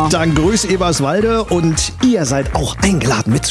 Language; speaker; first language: German; native; German